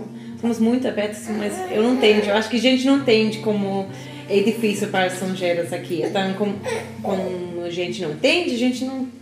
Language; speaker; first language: Portuguese; non-native, learner; English